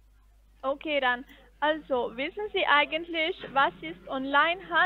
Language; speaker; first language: German; non-native, fluent; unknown